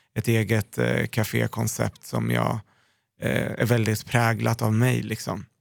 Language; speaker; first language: Swedish; early bilingual, other home language; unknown